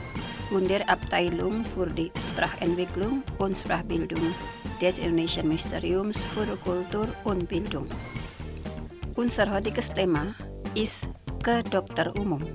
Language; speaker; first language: German; non-native, fluent; Indonesian